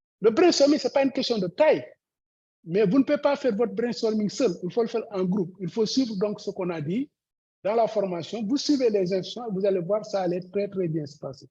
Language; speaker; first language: French; non-native, local second language; Wolof